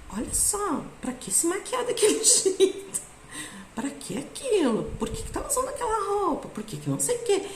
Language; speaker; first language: Portuguese; native; Portuguese